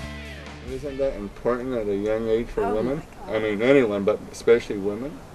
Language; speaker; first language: English; native; English